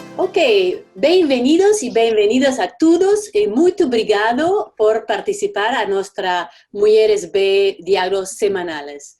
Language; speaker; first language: Portuguese; non-native, learner; Spanish